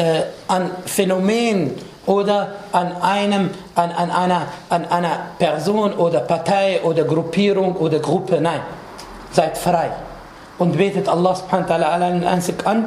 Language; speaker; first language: German; non-native, fluent; Arabic